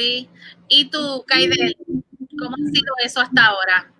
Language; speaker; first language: Spanish; early bilingual, heritage; Spanish